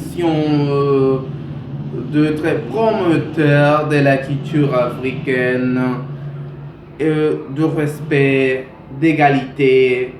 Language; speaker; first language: French; non-native, learner; Spanish